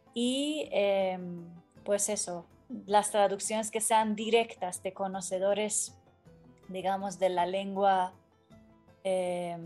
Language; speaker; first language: Spanish; non-native, fluent; Persian